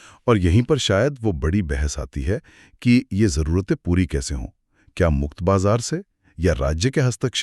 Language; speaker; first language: Hindi; native; Hindi